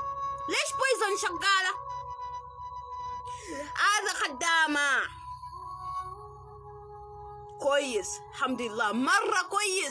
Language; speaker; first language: Arabic; non-native, learner; Amharic